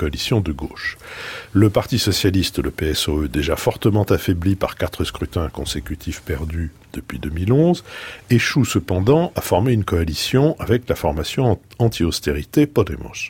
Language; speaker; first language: French; native; French